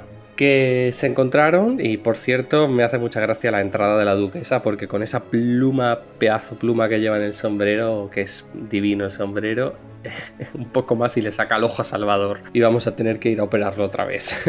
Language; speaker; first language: Spanish; native; Spanish